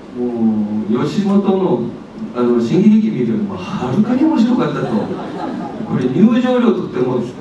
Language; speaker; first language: Japanese; native; Japanese